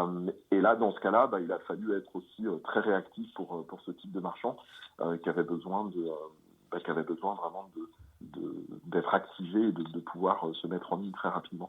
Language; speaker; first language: French; native; French